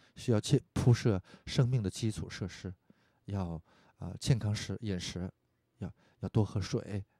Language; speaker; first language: Chinese; non-native, fluent; Korean